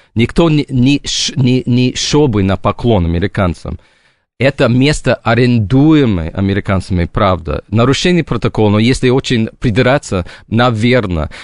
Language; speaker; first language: Russian; non-native, fluent; English